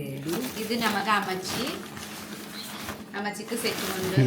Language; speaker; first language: Malayalam; non-native, learner; Nepali